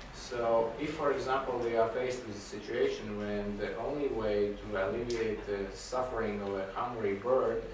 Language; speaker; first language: English; non-native, fluent; Latvian